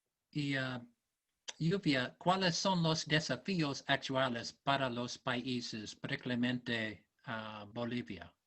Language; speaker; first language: Spanish; non-native, learner; English